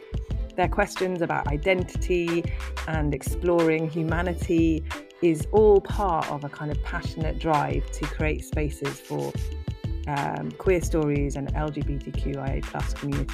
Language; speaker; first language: English; native; English